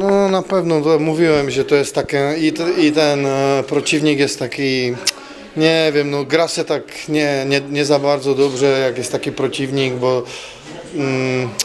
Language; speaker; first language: Polish; non-native, learner; Czech